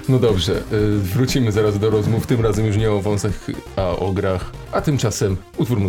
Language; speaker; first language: Polish; native; Polish